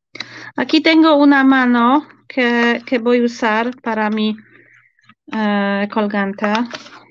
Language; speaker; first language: Spanish; non-native, fluent; Polish